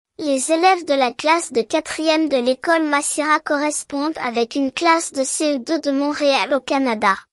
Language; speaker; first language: French; non-native, local second language; Arabic